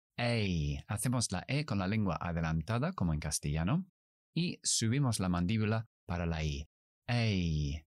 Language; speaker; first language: Spanish; non-native, fluent; English